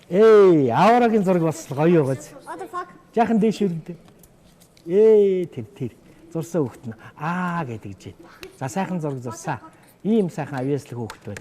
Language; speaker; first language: Mongolian; native; Mongolian